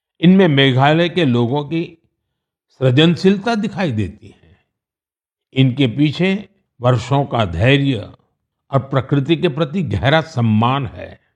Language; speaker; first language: Hindi; non-native, local second language; Gujarati